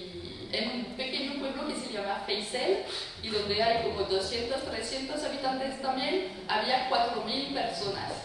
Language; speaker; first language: Spanish; non-native, fluent; French